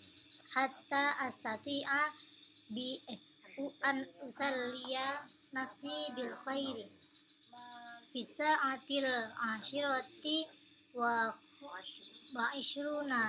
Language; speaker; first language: Arabic; non-native, learner; Indonesian